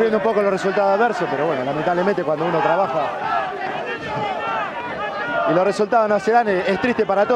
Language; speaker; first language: Spanish; native; Spanish